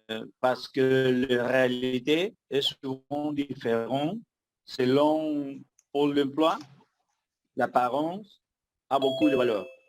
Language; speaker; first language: French; non-native, learner; Spanish